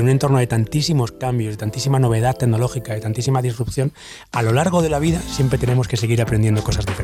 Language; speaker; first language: Spanish; native; Spanish